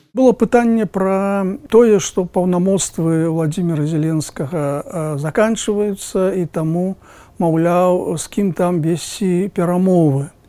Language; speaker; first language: Belarusian; native; Belarusian